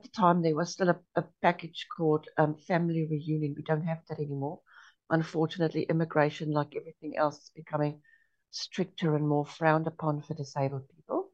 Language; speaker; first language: English; non-native, local second language; Afrikaans